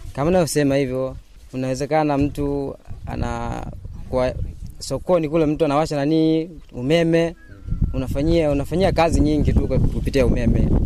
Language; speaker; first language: Swahili; non-native, local second language; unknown